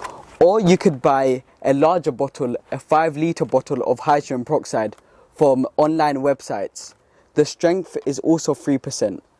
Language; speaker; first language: English; early bilingual, other home language; Bangla